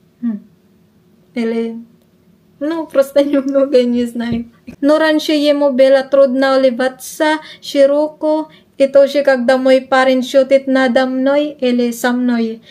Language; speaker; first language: Russian; non-native, learner; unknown